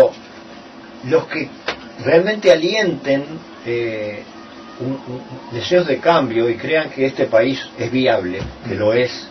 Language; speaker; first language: Spanish; native; Spanish